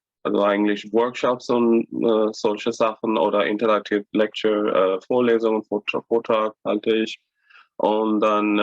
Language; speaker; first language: German; non-native, fluent; Tamil